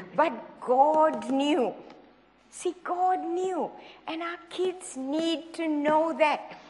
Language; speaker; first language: English; non-native, local second language; Sinhala